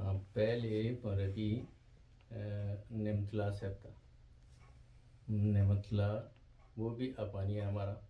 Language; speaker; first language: Hindi; non-native, fluent; Pashto